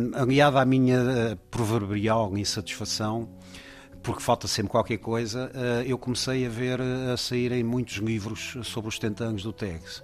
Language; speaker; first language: Portuguese; native; Portuguese